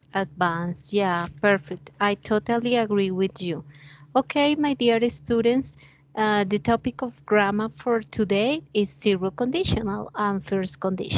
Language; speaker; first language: English; non-native, learner; Spanish